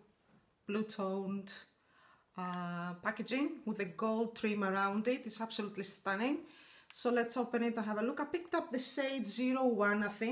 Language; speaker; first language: English; non-native, fluent; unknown